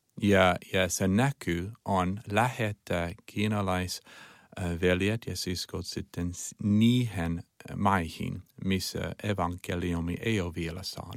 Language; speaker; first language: Finnish; non-native, learner; Chinese